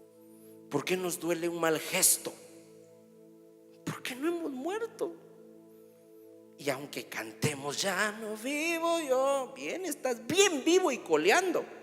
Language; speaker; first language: Spanish; native; Spanish